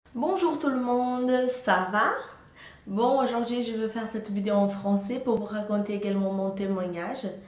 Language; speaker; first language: French; non-native, fluent; Portuguese